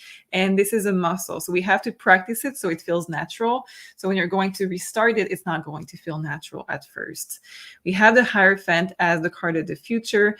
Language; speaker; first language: English; non-native, fluent; French